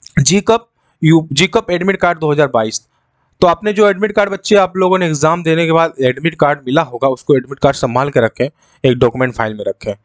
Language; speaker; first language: Hindi; native; Hindi